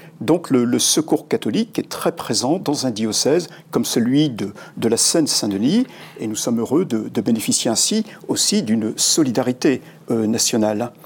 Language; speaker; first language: French; native; French